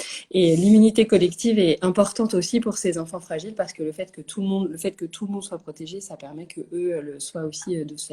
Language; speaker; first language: French; native; French